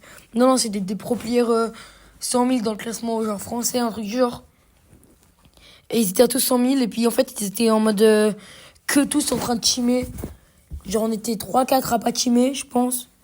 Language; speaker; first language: French; native; French